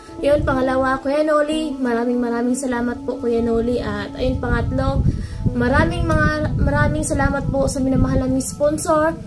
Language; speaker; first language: Filipino; native; Filipino